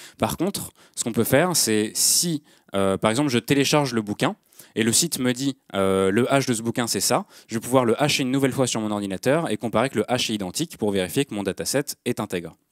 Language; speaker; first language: French; native; French